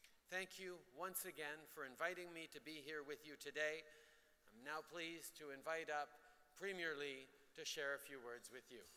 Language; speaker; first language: English; early bilingual, other home language; French